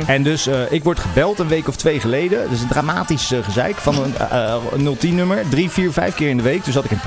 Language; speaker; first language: Dutch; native; Dutch